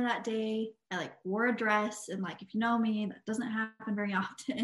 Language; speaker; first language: English; native; English